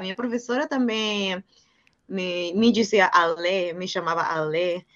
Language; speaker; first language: Portuguese; non-native, learner; Spanish